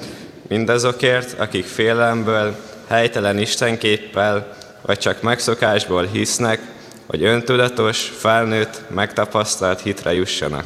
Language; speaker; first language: Hungarian; native; Hungarian